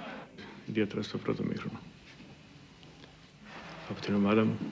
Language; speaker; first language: Greek; non-native, learner; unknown